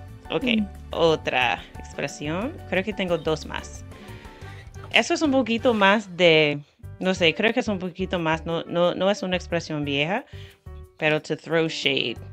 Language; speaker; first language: Spanish; non-native, fluent; English